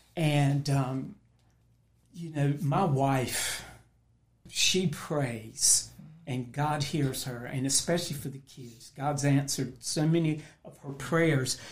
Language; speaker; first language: English; native; English